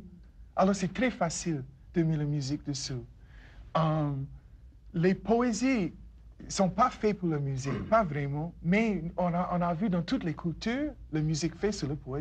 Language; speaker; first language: French; non-native, fluent; English